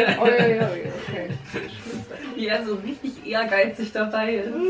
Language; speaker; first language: German; native; German